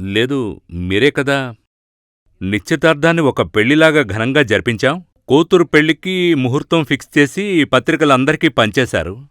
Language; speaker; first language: Telugu; non-native, fluent; Malayalam